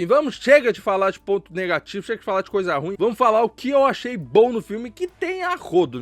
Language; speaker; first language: Portuguese; native; Portuguese